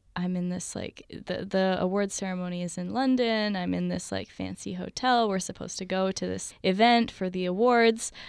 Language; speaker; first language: English; native; English